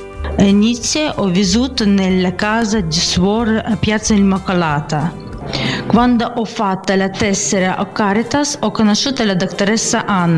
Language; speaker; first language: Italian; non-native, fluent; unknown